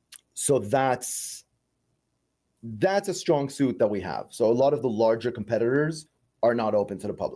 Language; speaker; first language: English; native; English